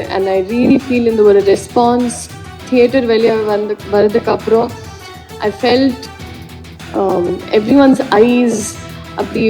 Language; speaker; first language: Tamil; non-native, learner; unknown